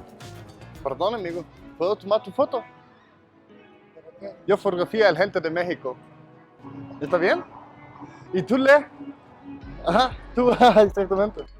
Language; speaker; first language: Spanish; non-native, learner; Danish